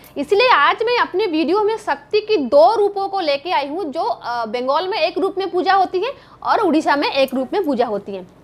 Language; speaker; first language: Hindi; non-native, local second language; Bangla